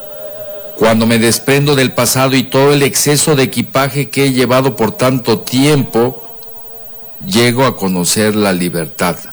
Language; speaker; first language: Spanish; native; Spanish